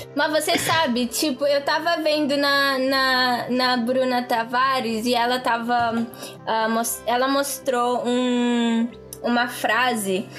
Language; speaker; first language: Portuguese; non-native, local second language; Kabuverdianu